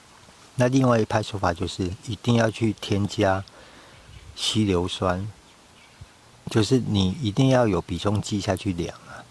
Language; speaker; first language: Chinese; native; Chinese